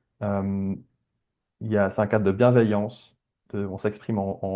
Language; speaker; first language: French; native; French